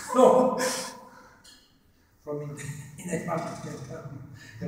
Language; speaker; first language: Czech; non-native, learner; French